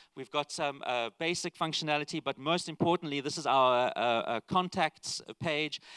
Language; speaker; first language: English; native; English